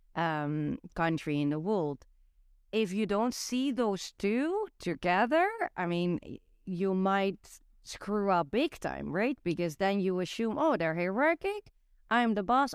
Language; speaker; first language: English; non-native, fluent; Dutch